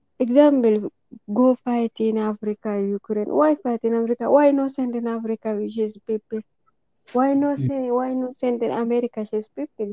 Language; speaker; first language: English; non-native, learner; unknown